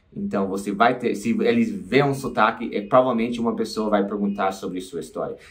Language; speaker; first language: Portuguese; non-native, fluent; English